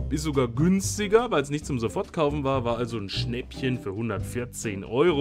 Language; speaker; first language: German; native; German